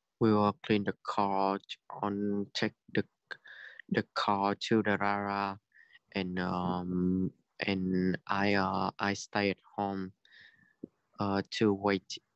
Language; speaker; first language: English; non-native, learner; Vietnamese